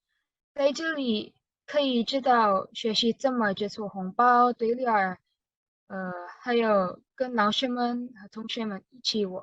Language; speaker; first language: Chinese; non-native, learner; Indonesian